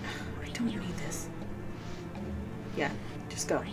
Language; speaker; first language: English; native; English